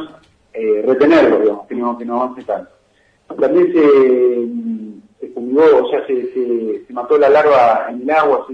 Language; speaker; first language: Spanish; native; Spanish